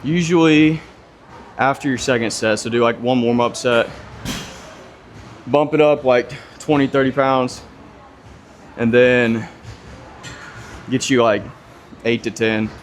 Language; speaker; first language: English; native; English